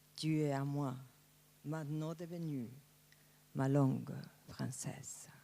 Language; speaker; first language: French; non-native, fluent; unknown